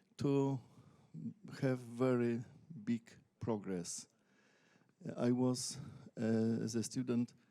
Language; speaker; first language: English; non-native, learner; Polish